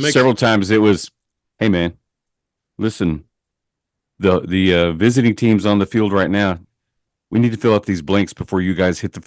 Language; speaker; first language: English; native; English